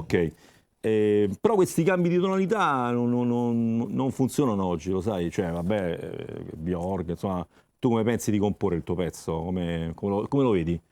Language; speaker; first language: Italian; native; Italian